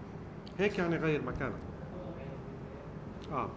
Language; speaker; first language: Arabic; native; Arabic